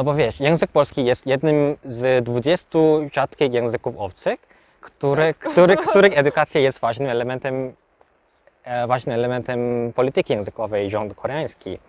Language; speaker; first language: Polish; non-native, learner; Korean